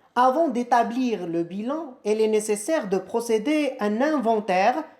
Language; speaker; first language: French; non-native, local second language; Arabic